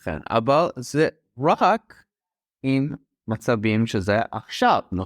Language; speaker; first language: Hebrew; non-native, fluent; English